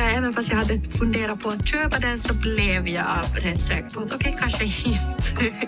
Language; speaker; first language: Swedish; native; Swedish